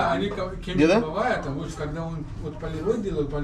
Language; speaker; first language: Russian; non-native, learner; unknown